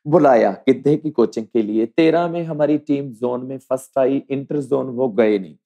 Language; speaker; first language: Hindi; native; Hindi